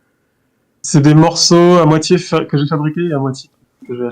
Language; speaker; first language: French; native; French